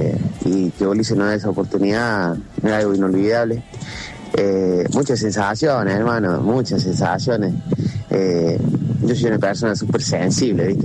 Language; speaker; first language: Spanish; native; Spanish